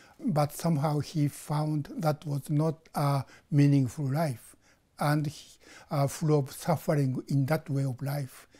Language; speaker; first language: English; non-native, fluent; Japanese